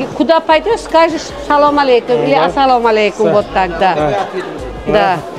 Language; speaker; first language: Russian; non-native, local second language; Tajik